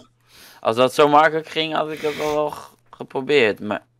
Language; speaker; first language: Dutch; native; Dutch